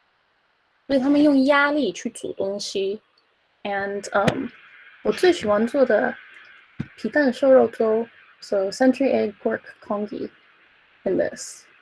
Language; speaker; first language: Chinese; early bilingual, heritage; Chinese